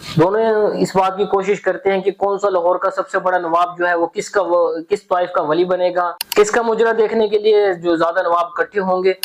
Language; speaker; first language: Urdu; native; Urdu